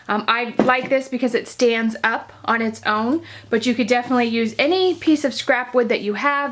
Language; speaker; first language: English; native; English